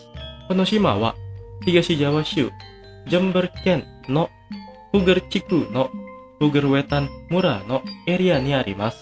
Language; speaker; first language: Japanese; non-native, fluent; Indonesian